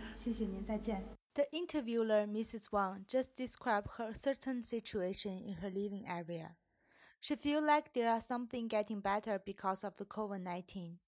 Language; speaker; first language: English; non-native, fluent; Chinese